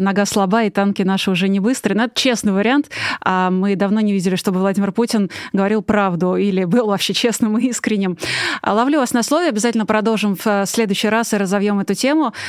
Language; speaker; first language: Russian; native; Russian